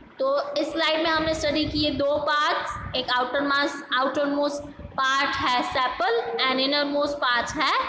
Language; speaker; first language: Hindi; non-native, local second language; Gujarati